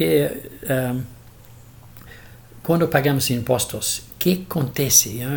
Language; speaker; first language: Portuguese; non-native, fluent; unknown